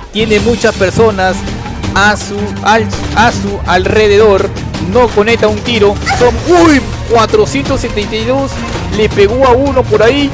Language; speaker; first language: Spanish; native; Spanish